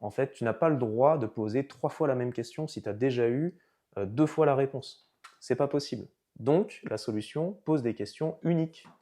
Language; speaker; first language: French; native; French